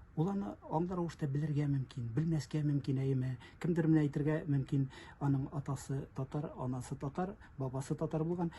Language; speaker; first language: Tatar; native; Tatar